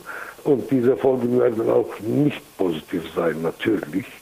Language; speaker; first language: German; non-native, fluent; Kurdish